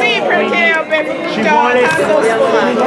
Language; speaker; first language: Italian; non-native, fluent; English